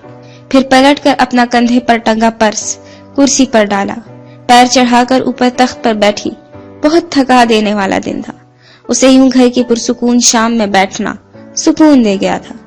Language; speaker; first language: Urdu; native; Urdu